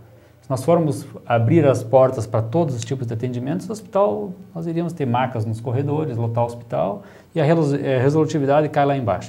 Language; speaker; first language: Portuguese; native; Portuguese